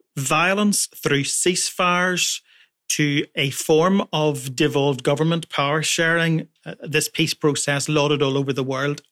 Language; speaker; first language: English; native; English